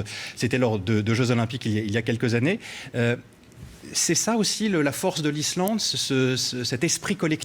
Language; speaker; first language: French; native; French